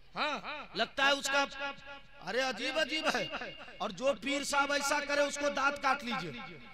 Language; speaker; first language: Hindi; native; Hindi